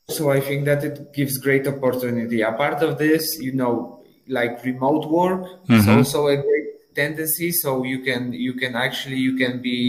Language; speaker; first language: English; non-native, fluent; Polish